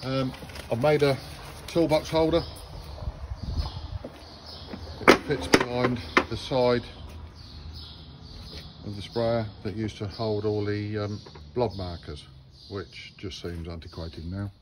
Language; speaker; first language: English; native; English